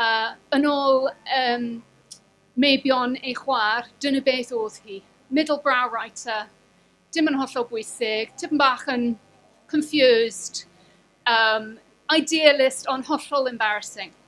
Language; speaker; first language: Welsh; non-native, fluent; English